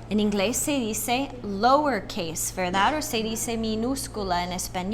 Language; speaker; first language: Spanish; non-native, fluent; English